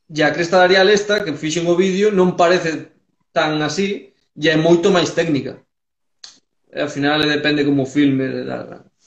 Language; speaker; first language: Galician; early bilingual, heritage; Galician